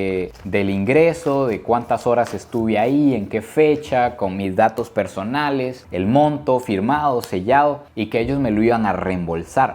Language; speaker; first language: Spanish; native; Spanish